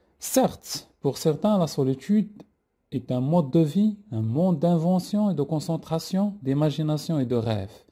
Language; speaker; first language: French; non-native, local second language; Arabic